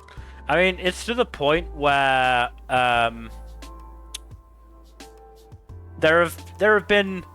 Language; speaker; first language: English; native; English